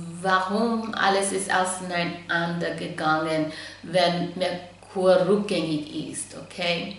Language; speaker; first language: German; non-native, fluent; English